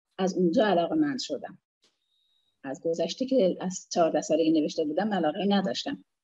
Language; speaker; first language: Persian; non-native, local second language; Azerbaijani